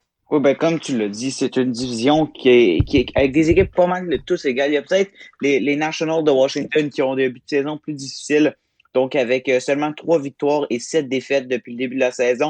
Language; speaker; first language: French; native; French